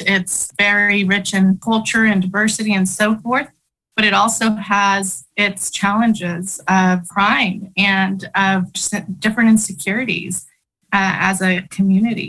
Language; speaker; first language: English; early bilingual, other home language; Spanish